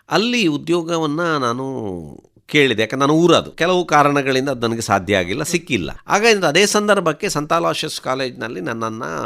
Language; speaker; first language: Kannada; non-native, local second language; Tulu